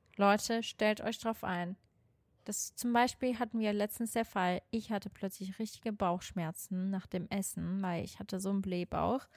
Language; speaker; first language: German; non-native, fluent; Portuguese